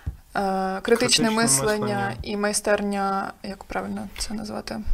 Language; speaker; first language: Ukrainian; native; Ukrainian